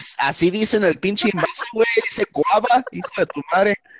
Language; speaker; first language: Spanish; early bilingual, heritage; Spanish